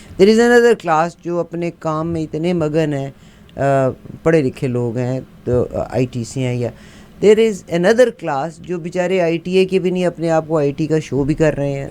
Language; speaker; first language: Urdu; native; Urdu